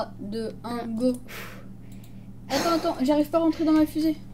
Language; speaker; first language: French; native; French